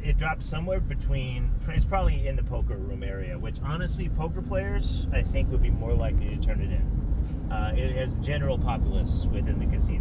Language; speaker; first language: English; native; English